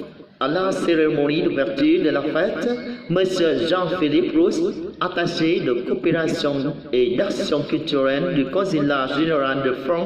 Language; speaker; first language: French; non-native, learner; Vietnamese